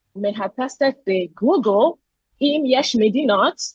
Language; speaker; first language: Hebrew; non-native, learner; English